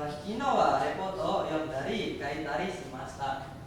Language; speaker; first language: Japanese; non-native, learner; Indonesian